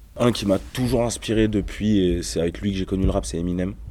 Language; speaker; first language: French; native; French